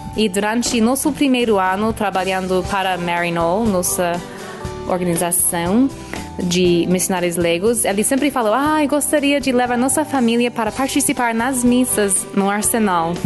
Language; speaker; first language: Portuguese; non-native, fluent; English